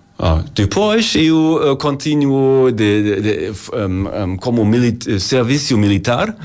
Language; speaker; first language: Portuguese; non-native, learner; German